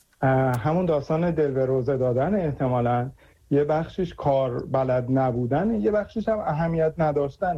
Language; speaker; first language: Persian; native; Persian